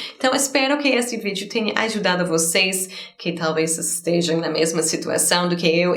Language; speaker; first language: Portuguese; non-native, fluent; English